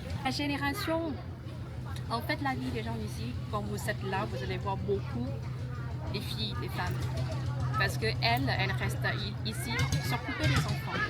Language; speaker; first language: French; non-native, fluent; Thai